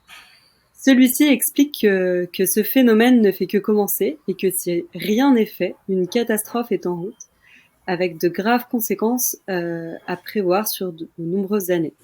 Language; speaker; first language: French; native; French